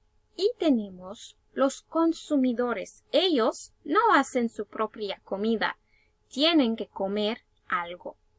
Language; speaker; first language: Spanish; early bilingual, heritage; Spanish